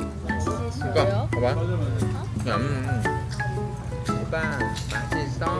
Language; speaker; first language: Korean; non-native, learner; Vietnamese